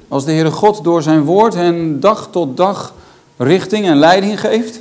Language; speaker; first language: Dutch; native; Dutch